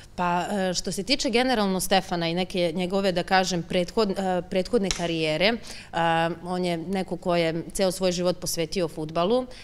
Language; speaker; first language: Serbian; native; Serbian